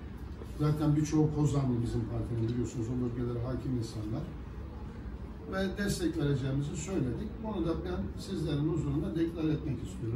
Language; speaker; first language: Turkish; native; Turkish